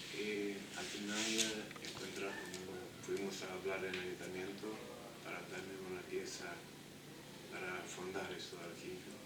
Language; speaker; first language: Spanish; non-native, fluent; Italian